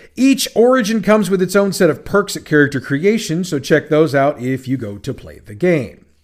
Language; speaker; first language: English; native; English